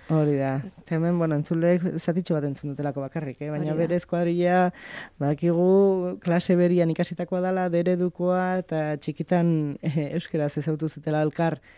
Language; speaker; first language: Basque; native; Basque